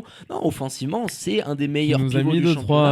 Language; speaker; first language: French; native; French